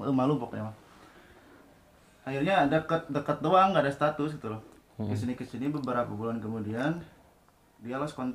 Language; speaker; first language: Indonesian; non-native, local second language; Sundanese